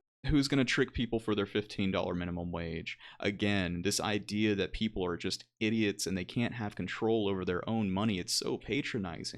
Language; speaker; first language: English; native; English